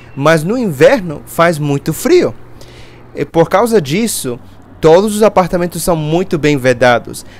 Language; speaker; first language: Portuguese; non-native, fluent; English